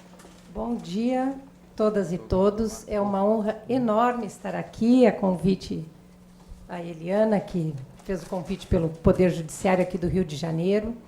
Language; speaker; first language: Portuguese; native; Portuguese